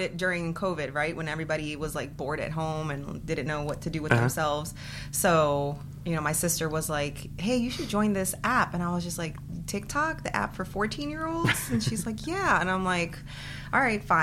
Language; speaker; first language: English; early bilingual, other home language; Spanish